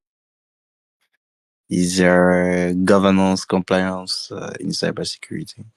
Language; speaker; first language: English; non-native, learner; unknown